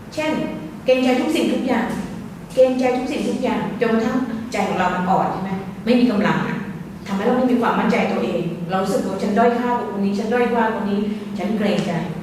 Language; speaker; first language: Thai; native; Thai